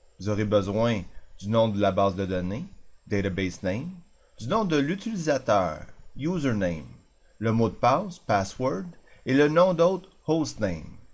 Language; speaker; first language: French; native; French